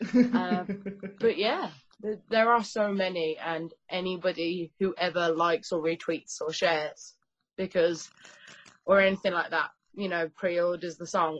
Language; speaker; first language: English; native; English